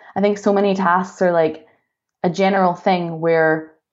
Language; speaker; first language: English; native; English